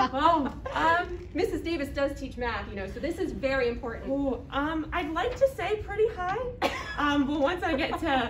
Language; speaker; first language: English; native; English